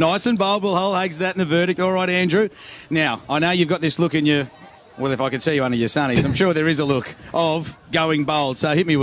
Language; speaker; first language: English; native; English